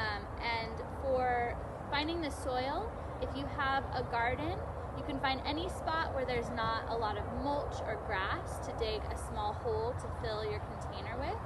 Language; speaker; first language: English; native; English